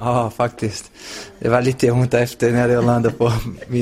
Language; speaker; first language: Swedish; non-native, fluent; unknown